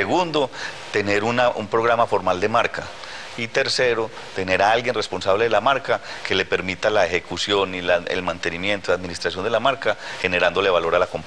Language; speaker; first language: Spanish; native; Spanish